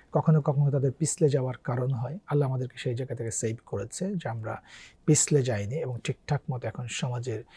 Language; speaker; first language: Bangla; native; Bangla